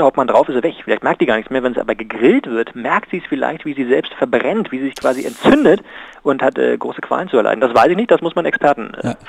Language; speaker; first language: German; native; German